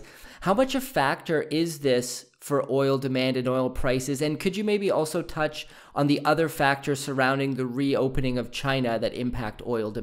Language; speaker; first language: English; native; English